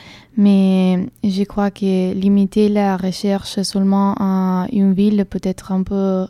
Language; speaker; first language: French; non-native, fluent; Italian